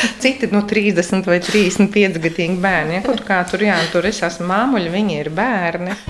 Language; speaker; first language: Latvian; native; Latvian